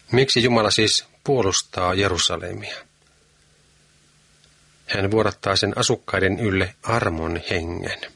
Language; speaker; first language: Finnish; native; Finnish